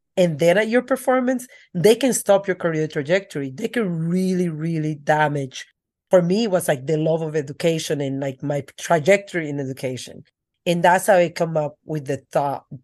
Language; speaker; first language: English; non-native, fluent; Spanish